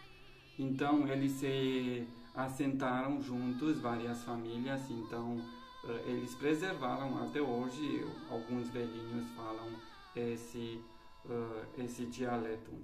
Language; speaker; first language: Portuguese; non-native, fluent; Romanian